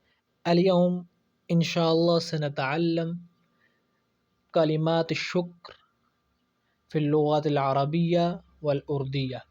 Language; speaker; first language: Arabic; non-native, fluent; Urdu